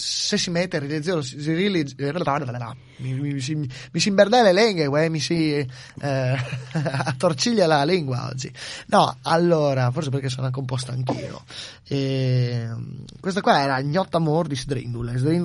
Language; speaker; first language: Italian; native; Italian